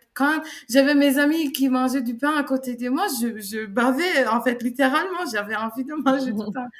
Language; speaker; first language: French; non-native, fluent; Turkish